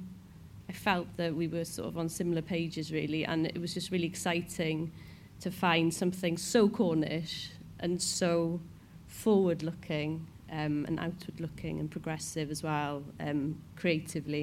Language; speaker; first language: English; non-native, local second language; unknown